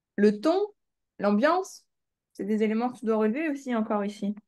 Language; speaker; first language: French; native; French